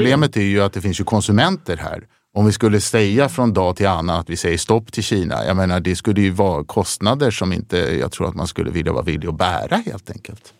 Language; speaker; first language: Swedish; native; Swedish